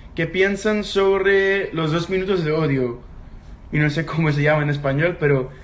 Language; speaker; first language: Spanish; non-native, learner; English